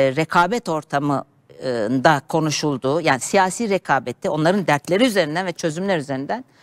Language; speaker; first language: Turkish; native; Turkish